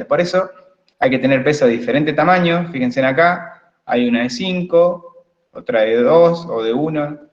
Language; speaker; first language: Spanish; native; Spanish